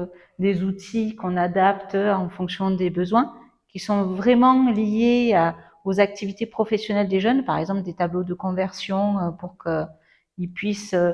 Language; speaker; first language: French; native; French